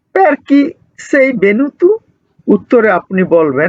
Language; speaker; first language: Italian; non-native, learner; Bangla